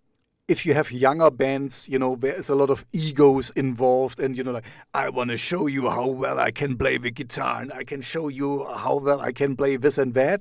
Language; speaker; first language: English; non-native, fluent; German